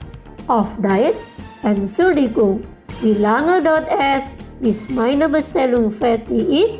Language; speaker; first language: German; non-native, learner; Indonesian